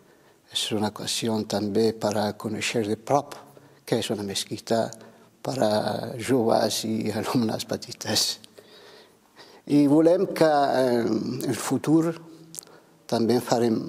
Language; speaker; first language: Catalan; non-native, fluent; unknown